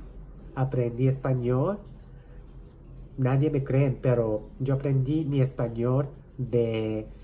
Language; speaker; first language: Spanish; non-native, fluent; Japanese